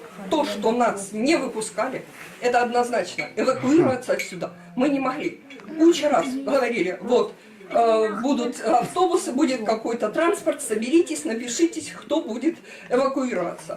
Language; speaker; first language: Russian; native; Russian